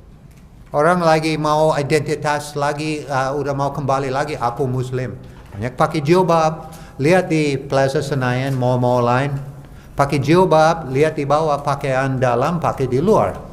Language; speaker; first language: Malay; non-native, fluent; English